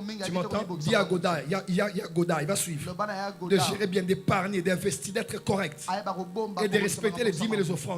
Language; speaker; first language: French; non-native, local second language; Lingala